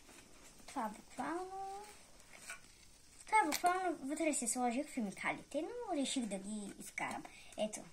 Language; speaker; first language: Bulgarian; early bilingual, heritage; Bulgarian